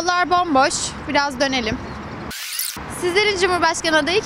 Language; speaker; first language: Turkish; native; Turkish